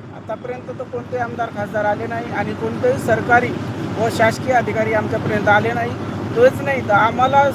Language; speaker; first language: Marathi; non-native, local second language; Lambadi